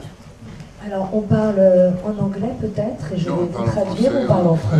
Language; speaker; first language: French; native; French